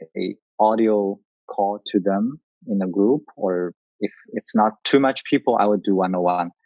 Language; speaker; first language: English; non-native, learner; Chinese